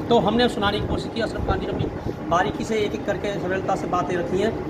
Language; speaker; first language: Hindi; native; Hindi